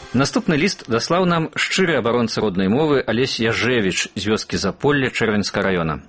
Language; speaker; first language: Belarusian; native; Belarusian